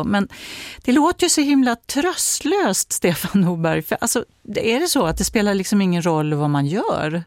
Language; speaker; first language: Swedish; native; Swedish